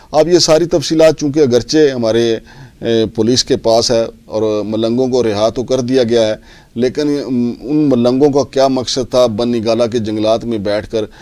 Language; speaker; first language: Urdu; native; Urdu